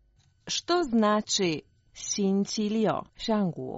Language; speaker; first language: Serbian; non-native, fluent; Chinese